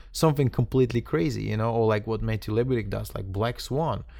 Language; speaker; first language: English; non-native, fluent; Russian